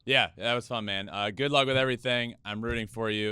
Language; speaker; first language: English; native; English